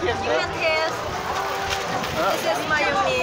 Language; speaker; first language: English; non-native, learner; Lao